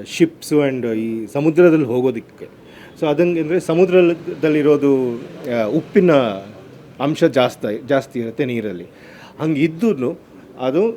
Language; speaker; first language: Kannada; native; Kannada